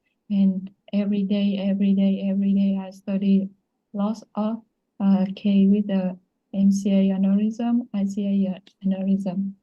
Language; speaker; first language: English; non-native, learner; Vietnamese